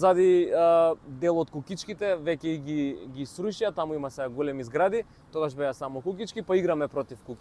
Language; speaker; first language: Macedonian; native; Macedonian